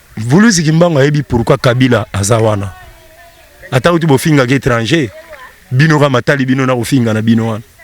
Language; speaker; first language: Lingala; non-native, local second language; Kongo